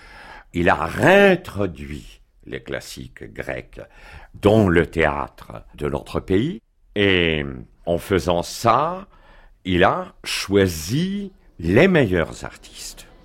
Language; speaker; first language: French; non-native, fluent; Greek